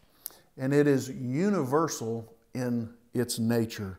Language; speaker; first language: English; native; English